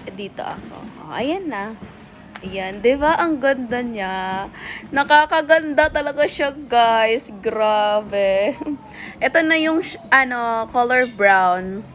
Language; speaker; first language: Filipino; non-native, local second language; Cebuano